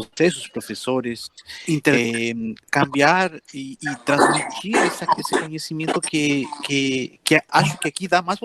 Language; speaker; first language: Portuguese; non-native, fluent; Spanish